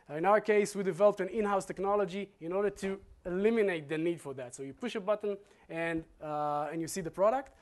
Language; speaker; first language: English; non-native, fluent; Hebrew